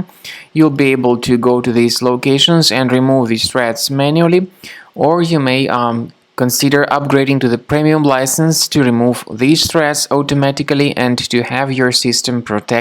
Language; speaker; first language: English; non-native, fluent; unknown